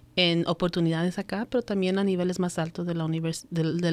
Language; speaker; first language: Spanish; early bilingual, heritage; Spanish